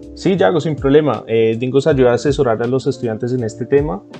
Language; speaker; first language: Spanish; early bilingual, heritage; Spanish